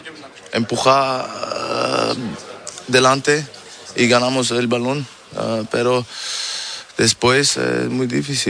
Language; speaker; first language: Spanish; non-native, learner; German